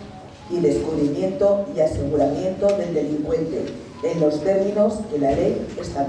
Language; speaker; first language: Spanish; native; Spanish